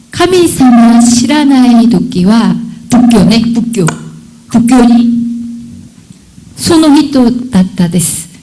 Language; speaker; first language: Japanese; non-native, learner; Korean